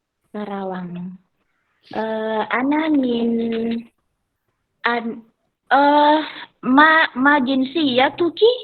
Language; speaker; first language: Arabic; non-native, learner; Indonesian